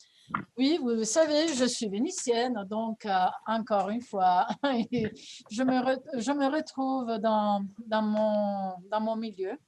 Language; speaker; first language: French; non-native, fluent; Italian